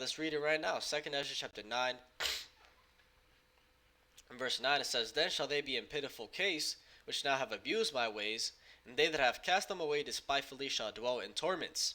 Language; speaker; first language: English; native; English